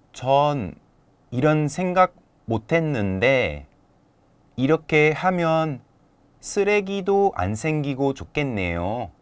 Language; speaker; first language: Korean; non-native, fluent; French